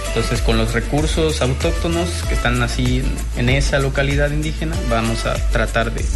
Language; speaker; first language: Spanish; native; Spanish